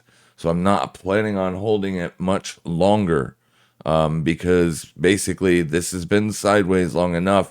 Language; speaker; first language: English; native; English